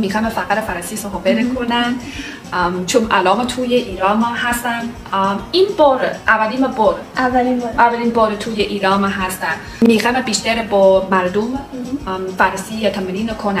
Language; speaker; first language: Persian; non-native, learner; French